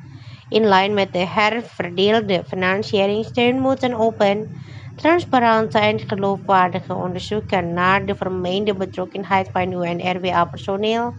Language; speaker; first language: Dutch; non-native, fluent; Indonesian